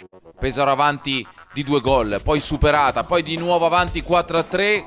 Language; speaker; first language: Italian; native; Italian